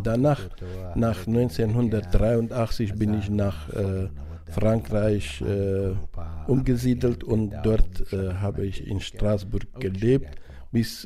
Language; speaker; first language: German; non-native, fluent; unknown